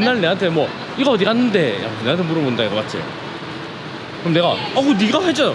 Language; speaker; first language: Korean; native; Korean